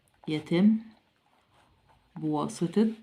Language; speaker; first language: Arabic; native; Arabic